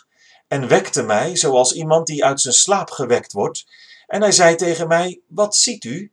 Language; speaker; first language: Dutch; native; Dutch